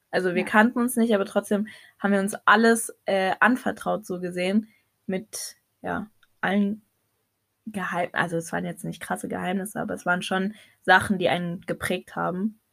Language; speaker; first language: German; early bilingual, other home language; Arabic